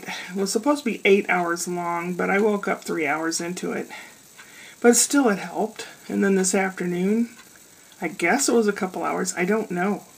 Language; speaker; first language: English; native; English